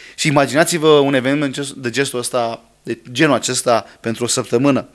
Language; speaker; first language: Romanian; non-native, fluent; English